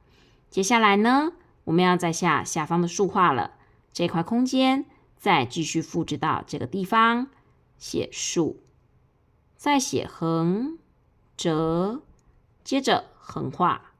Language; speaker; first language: Chinese; native; Chinese